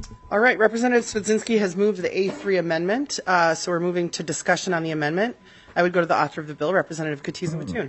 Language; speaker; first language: English; native; English